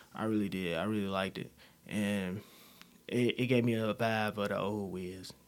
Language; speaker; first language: English; native; English